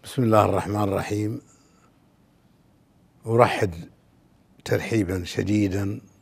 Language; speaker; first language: Arabic; native; Arabic